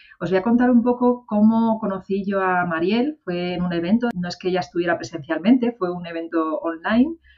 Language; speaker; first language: Spanish; native; Spanish